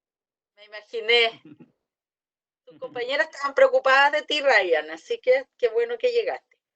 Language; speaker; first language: Spanish; native; Spanish